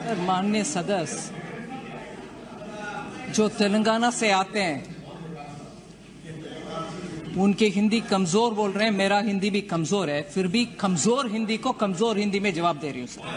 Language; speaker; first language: Hindi; non-native, local second language; Tamil